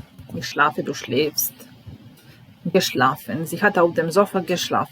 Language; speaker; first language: German; non-native, fluent; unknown